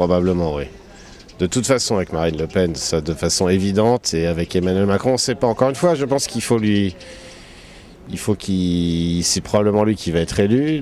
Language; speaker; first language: French; native; French